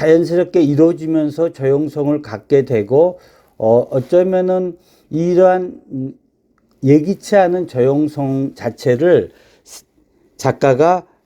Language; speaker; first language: Korean; native; Korean